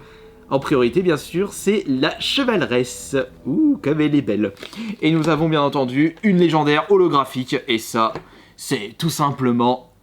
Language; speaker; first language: French; native; French